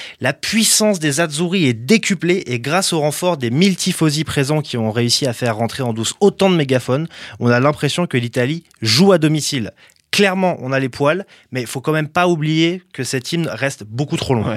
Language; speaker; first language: French; native; French